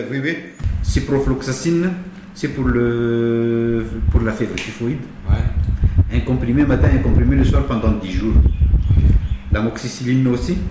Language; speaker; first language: French; non-native, local second language; Malagasy